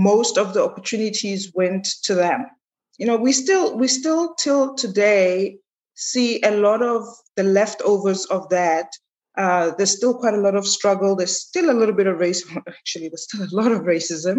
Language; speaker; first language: English; non-native, local second language; Zulu